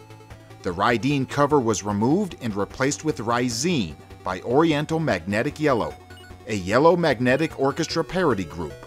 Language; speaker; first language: English; native; English